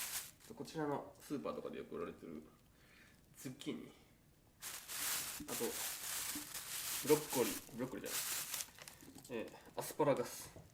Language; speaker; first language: Japanese; native; Japanese